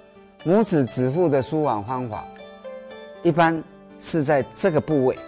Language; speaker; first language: Chinese; native; Chinese